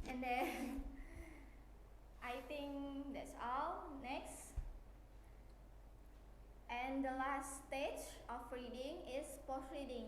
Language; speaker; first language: English; non-native, learner; Indonesian